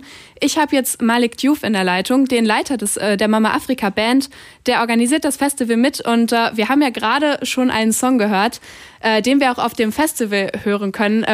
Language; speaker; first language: German; native; German